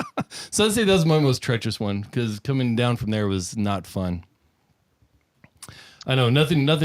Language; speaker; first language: English; native; English